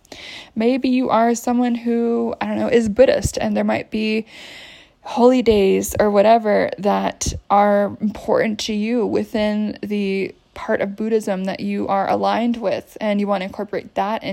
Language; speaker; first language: English; native; English